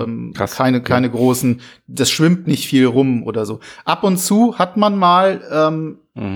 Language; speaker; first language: German; native; German